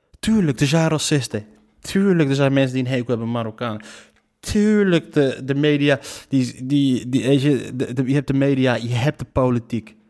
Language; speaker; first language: Dutch; early bilingual, other home language; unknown